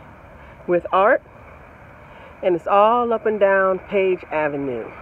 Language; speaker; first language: English; native; English